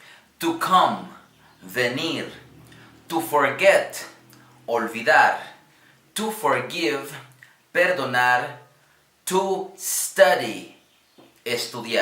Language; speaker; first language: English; non-native, fluent; Spanish